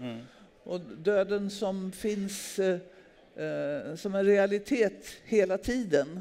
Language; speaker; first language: Swedish; native; Swedish